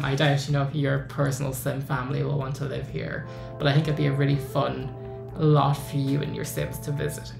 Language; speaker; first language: English; native; English